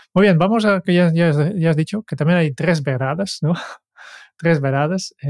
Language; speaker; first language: Spanish; non-native, fluent; Dutch